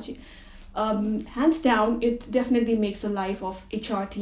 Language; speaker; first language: English; non-native, local second language; Nepali